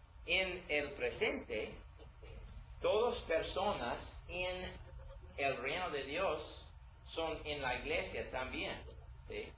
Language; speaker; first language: Spanish; non-native, learner; English